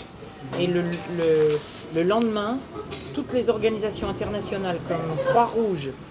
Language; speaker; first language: French; native; French